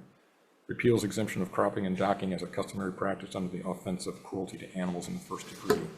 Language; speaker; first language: English; native; English